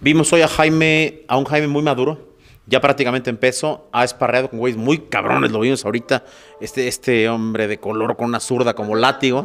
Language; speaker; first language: Spanish; native; Spanish